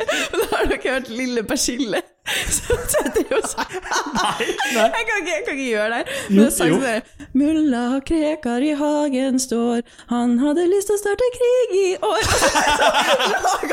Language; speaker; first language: Norwegian; native; Norwegian